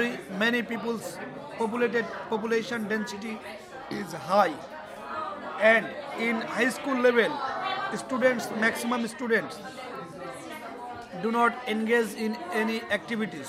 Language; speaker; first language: English; non-native, learner; Bangla